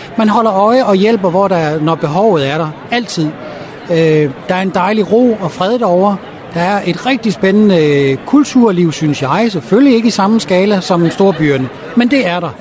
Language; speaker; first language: Danish; native; Danish